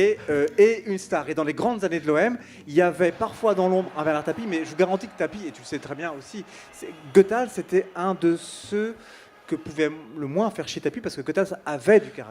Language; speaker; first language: French; native; French